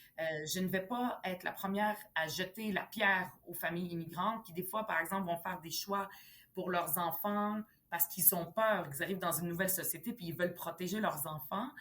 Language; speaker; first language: French; early bilingual, other home language; Arabic